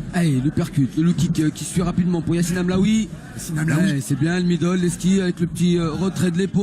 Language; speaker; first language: French; native; French